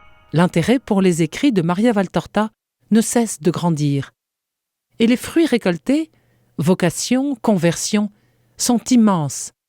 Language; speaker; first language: French; native; French